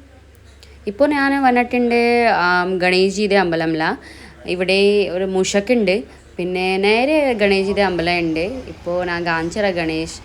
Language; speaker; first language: Malayalam; non-native, learner; Hindi